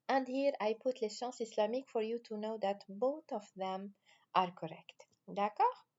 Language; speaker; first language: English; non-native, fluent; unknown